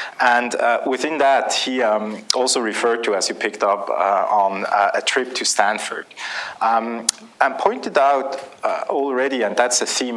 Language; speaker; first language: English; non-native, fluent; German